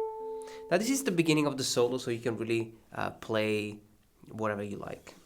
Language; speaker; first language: English; non-native, fluent; Italian